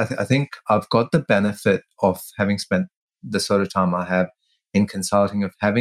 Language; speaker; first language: English; non-native, local second language; Tamil